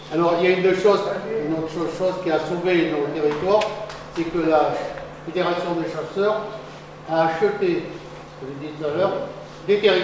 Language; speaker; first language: French; native; French